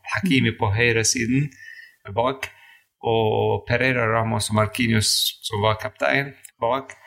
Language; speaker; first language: Norwegian; non-native, fluent; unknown